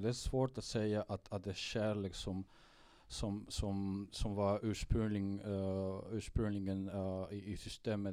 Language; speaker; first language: Swedish; non-native, fluent; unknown